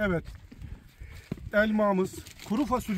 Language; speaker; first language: Turkish; native; Turkish